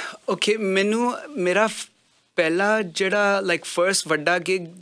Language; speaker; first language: Punjabi; early bilingual, heritage; Punjabi